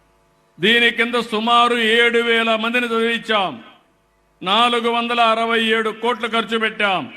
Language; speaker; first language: Telugu; native; Telugu